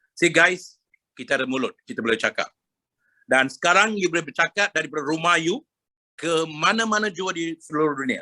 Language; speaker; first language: Malay; non-native, local second language; Tamil